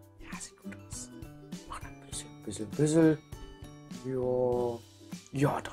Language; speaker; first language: German; native; German